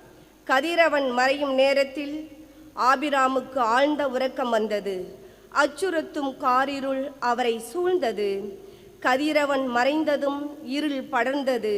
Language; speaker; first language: Tamil; native; Tamil